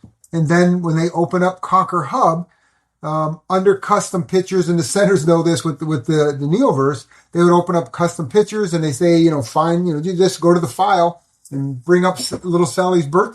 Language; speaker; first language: English; native; English